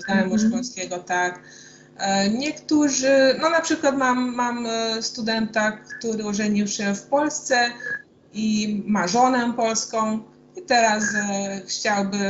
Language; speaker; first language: Polish; non-native, fluent; Hungarian